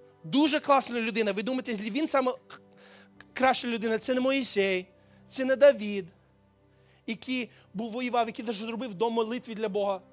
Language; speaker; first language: Ukrainian; early bilingual, heritage; Ukrainian